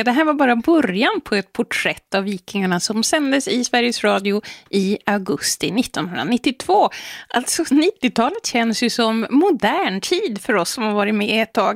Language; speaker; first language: Swedish; native; Swedish